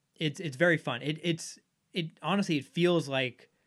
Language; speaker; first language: English; native; English